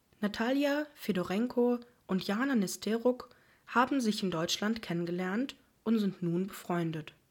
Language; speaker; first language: German; native; German